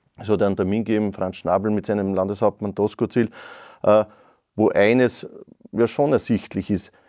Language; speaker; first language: German; native; German